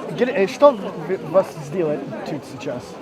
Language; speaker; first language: Russian; non-native, learner; English